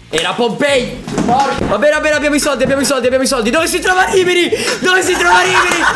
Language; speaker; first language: Italian; native; Italian